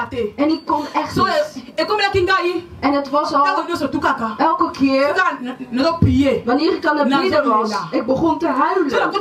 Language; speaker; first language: Dutch; non-native, fluent; Lingala